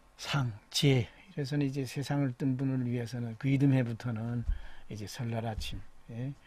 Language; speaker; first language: Korean; native; Korean